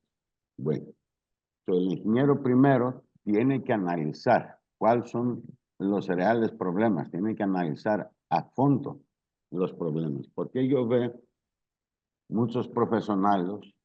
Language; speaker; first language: Spanish; non-native, learner; Greek